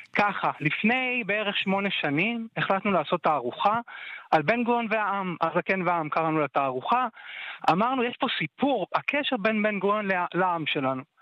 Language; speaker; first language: Hebrew; native; Hebrew